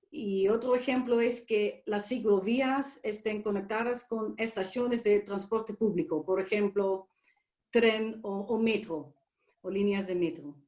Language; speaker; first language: Spanish; non-native, fluent; Dutch